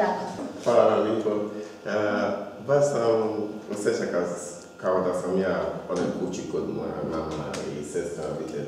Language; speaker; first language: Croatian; non-native, learner; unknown